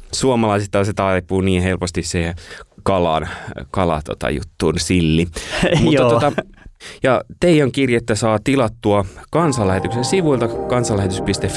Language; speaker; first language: Finnish; native; Finnish